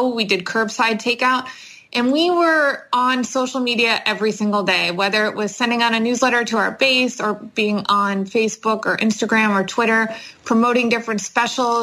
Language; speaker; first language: English; native; English